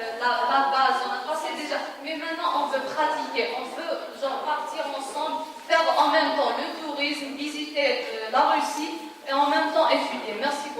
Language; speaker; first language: French; non-native, local second language; Arabic